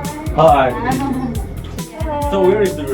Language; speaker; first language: English; non-native, learner; Korean